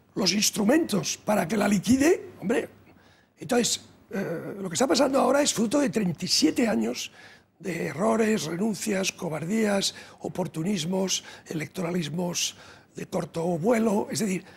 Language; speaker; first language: Spanish; native; Spanish